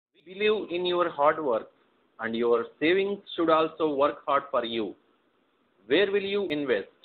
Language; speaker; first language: English; non-native, local second language; Telugu